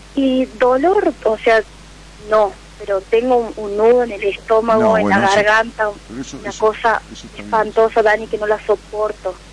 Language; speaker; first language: Spanish; native; Spanish